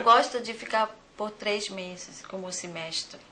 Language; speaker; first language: Portuguese; non-native, learner; Thai